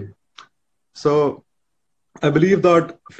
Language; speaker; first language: English; non-native, local second language; Hindi